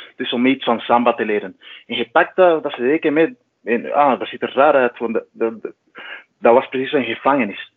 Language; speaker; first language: Dutch; non-native, fluent; Spanish